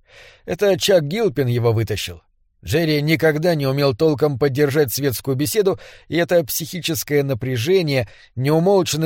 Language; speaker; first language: Russian; native; Russian